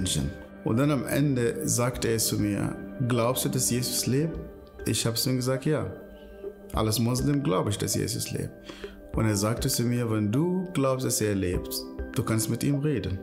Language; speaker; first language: German; non-native, fluent; Arabic